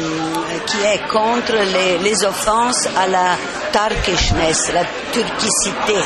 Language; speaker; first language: French; non-native, fluent; Italian